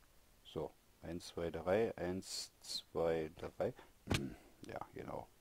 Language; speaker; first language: German; native; German